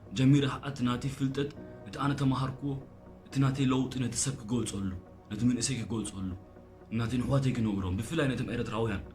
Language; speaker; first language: Tigrinya; early bilingual, heritage; Tigrinya